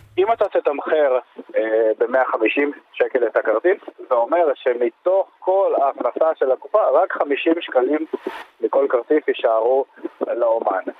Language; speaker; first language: Hebrew; native; Hebrew